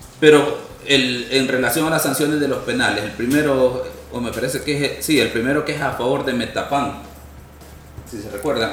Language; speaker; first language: Spanish; native; Spanish